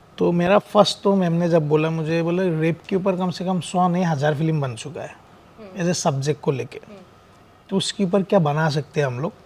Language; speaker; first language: Hindi; non-native, local second language; Assamese